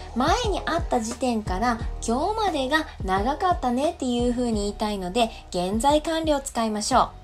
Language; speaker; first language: Japanese; native; Japanese